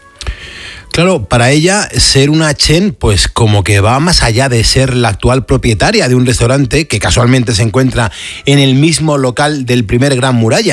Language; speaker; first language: Spanish; native; Spanish